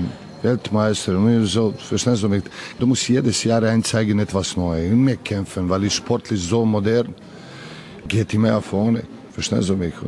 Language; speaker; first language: German; non-native, learner; Serbian